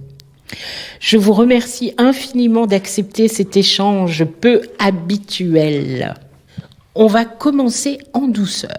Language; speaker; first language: French; native; French